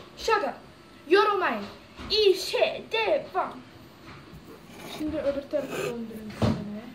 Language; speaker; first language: Turkish; non-native, fluent; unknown